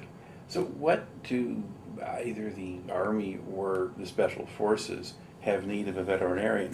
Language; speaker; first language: English; native; English